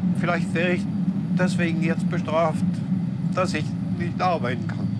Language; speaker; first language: German; non-native, fluent; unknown